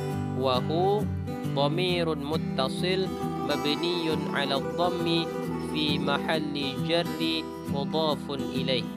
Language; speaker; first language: Arabic; non-native, fluent; Indonesian